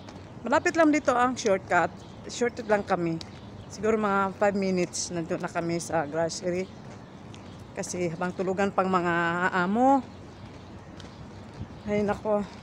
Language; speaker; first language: Filipino; non-native, local second language; Cebuano